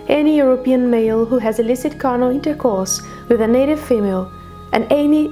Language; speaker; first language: English; non-native, fluent; Portuguese